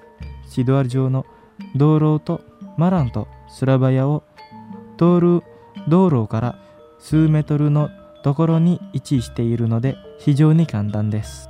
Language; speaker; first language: Japanese; non-native, fluent; Indonesian